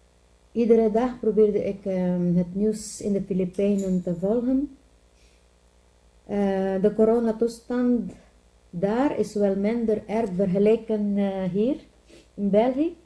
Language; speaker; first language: Dutch; non-native, learner; Filipino